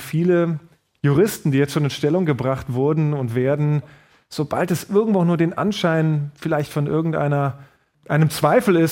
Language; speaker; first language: German; native; German